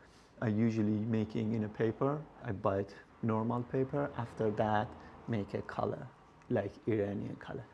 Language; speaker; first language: English; non-native, learner; Persian